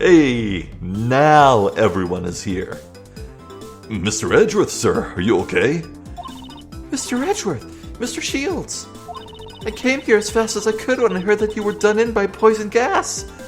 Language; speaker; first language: English; native; English